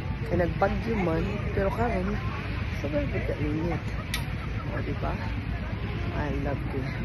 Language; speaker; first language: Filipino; non-native, local second language; Cebuano